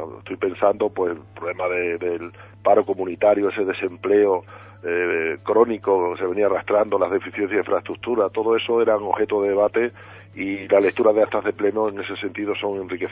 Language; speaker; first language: Spanish; native; Spanish